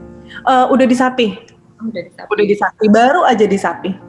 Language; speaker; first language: Indonesian; native; Indonesian